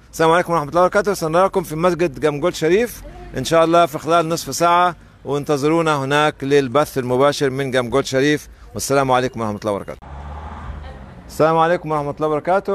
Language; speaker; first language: Arabic; native; Arabic